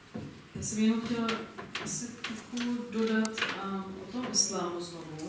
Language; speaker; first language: Czech; non-native, fluent; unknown